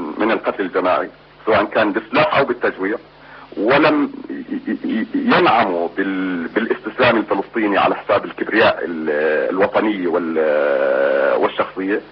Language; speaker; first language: Arabic; native; Arabic